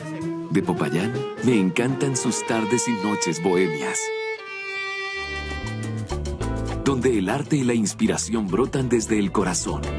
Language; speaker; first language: Spanish; native; Spanish